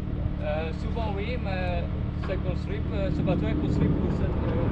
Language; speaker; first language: French; non-native, learner; Dutch